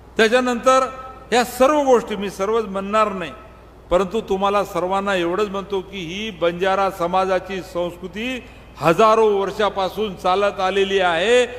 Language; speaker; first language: Marathi; non-native, local second language; Lambadi